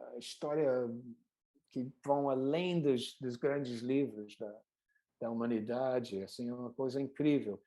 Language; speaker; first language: Portuguese; non-native, fluent; English